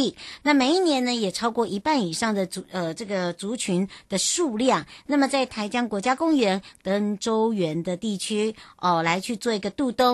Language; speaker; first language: Chinese; native; Chinese